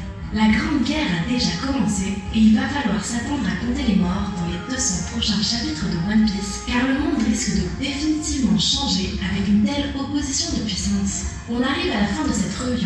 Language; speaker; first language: French; native; French